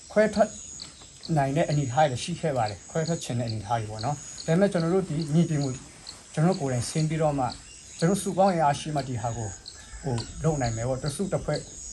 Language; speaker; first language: Burmese; non-native, local second language; Hakha Chin